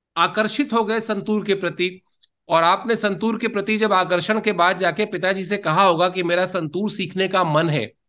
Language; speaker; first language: Hindi; native; Hindi